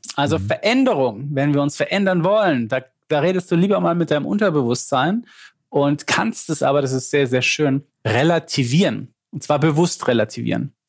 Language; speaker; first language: German; native; German